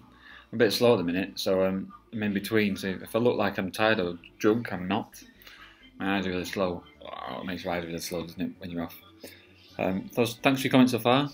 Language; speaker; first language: English; native; English